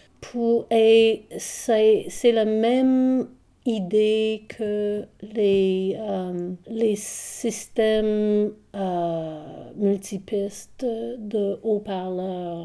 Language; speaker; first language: French; non-native, local second language; English